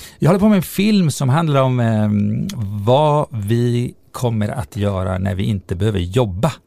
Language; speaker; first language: Swedish; non-native, fluent; Italian